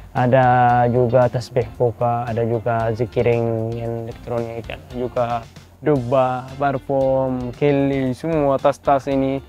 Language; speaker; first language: Indonesian; non-native, learner; Arabic